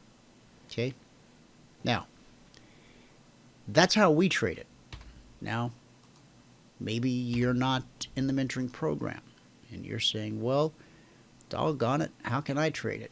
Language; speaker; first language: English; native; English